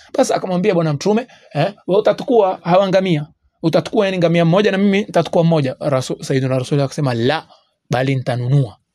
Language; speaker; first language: Swahili; native; Swahili